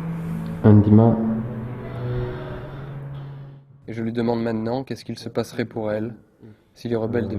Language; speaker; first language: French; native; French